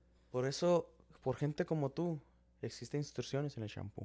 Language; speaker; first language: Spanish; early bilingual, heritage; Spanish